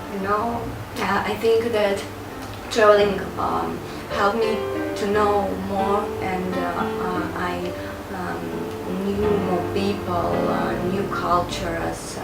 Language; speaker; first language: English; non-native, learner; Russian